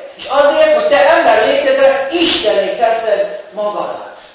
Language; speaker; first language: Hungarian; native; Hungarian